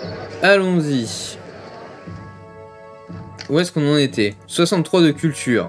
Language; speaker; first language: French; native; French